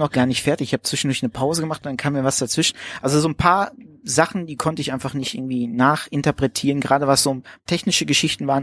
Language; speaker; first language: German; native; German